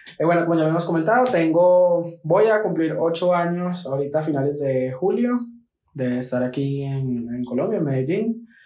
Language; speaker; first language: Spanish; native; Spanish